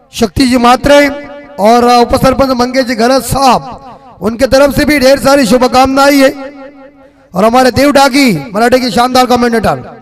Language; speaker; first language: Hindi; non-native, local second language; Marathi